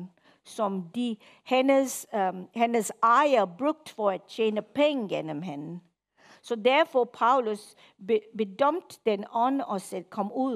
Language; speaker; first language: Danish; non-native, fluent; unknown